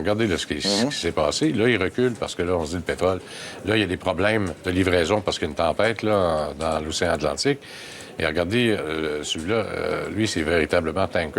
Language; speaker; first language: French; native; French